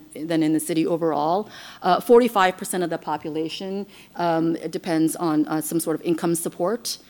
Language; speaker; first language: English; non-native, fluent; Chinese